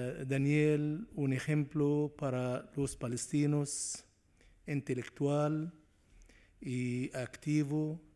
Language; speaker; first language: Spanish; non-native, learner; Arabic